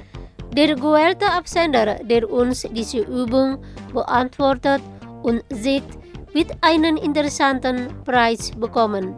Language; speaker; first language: German; non-native, fluent; Indonesian